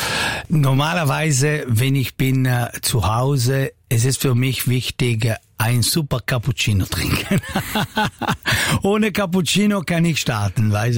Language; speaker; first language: German; non-native, learner; Italian